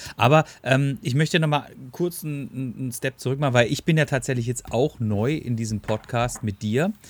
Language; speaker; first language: German; native; German